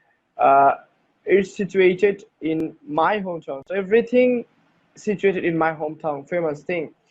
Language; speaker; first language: English; non-native, learner; Bangla